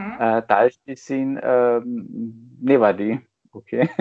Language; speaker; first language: Czech; non-native, learner; German